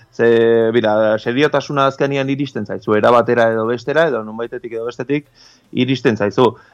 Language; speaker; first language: Basque; native; Basque